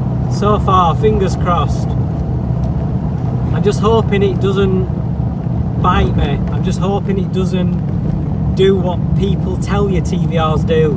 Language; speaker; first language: English; native; English